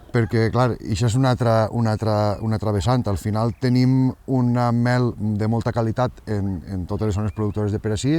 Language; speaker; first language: Catalan; native; Catalan